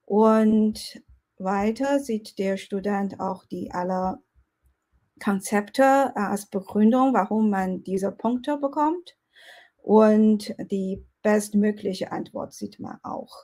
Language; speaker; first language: German; non-native, fluent; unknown